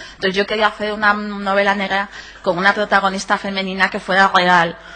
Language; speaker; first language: Spanish; native; Spanish